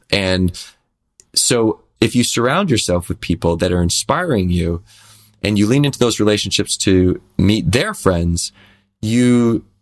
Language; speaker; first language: English; native; English